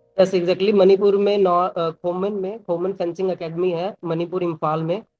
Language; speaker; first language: Hindi; native; Hindi